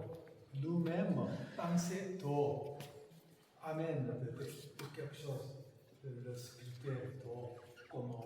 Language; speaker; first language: French; non-native, fluent; Korean